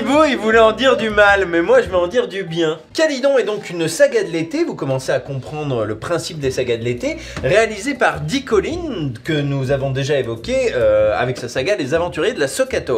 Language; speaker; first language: French; native; French